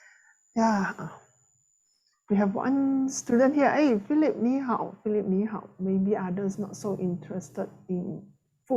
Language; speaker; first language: English; non-native, local second language; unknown